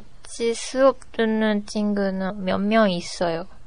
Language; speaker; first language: Korean; non-native, learner; Japanese